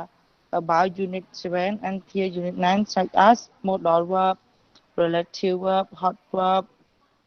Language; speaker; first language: English; non-native, learner; Khmer